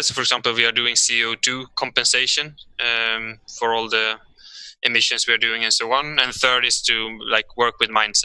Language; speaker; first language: English; non-native, fluent; Swedish